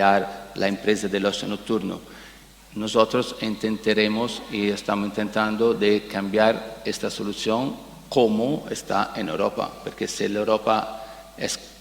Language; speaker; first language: Spanish; non-native, learner; Italian